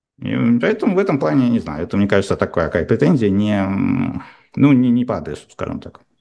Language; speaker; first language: Russian; native; Russian